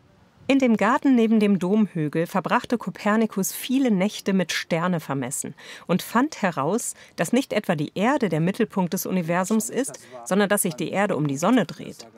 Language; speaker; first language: German; native; German